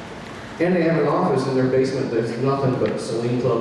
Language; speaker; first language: English; native; English